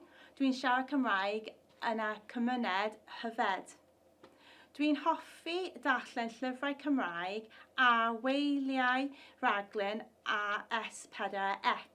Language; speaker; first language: Welsh; non-native, learner; English